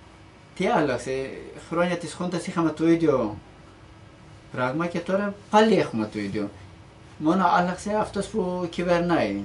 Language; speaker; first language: Greek; non-native, learner; Turkish